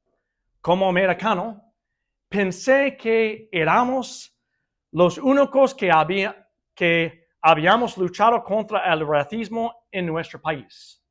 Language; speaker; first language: Spanish; non-native, fluent; English